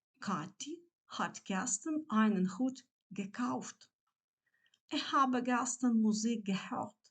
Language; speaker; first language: German; non-native, fluent; Ukrainian